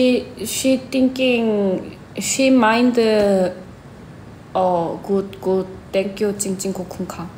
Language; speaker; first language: English; non-native, learner; Korean